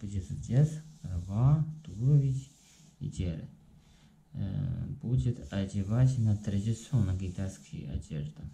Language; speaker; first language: Russian; non-native, learner; Chinese